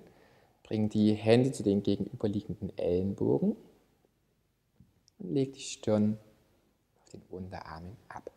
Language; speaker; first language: German; native; German